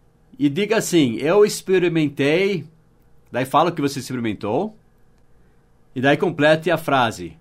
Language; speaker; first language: Portuguese; non-native, fluent; English